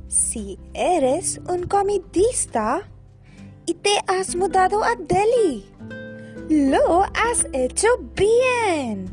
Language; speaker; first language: Spanish; non-native, learner; Hindi